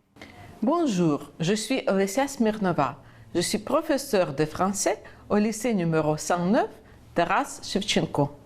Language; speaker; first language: French; non-native, fluent; Ukrainian